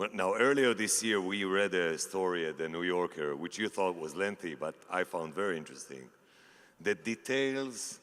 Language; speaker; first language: English; non-native, fluent; Hebrew